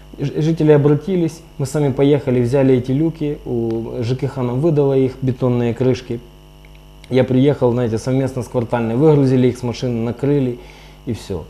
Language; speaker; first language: Russian; native; Russian